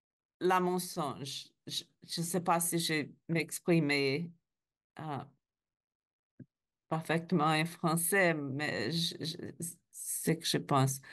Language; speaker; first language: French; non-native, learner; Spanish